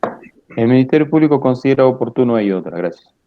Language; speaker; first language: Spanish; native; Spanish